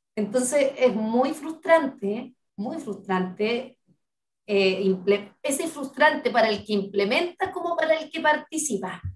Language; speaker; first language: Spanish; native; Spanish